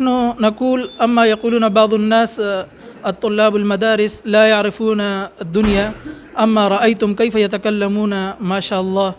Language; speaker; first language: Arabic; non-native, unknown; Urdu